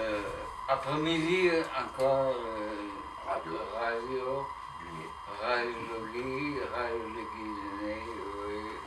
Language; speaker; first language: French; non-native, learner; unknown